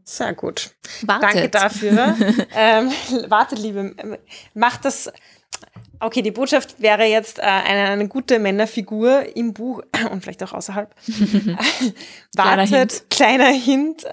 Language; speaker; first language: German; native; German